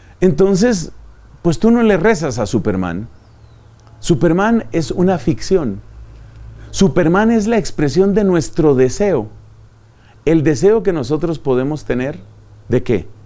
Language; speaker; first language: Spanish; native; Spanish